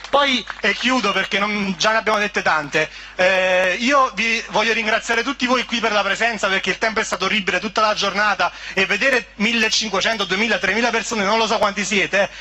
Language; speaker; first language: Italian; native; Italian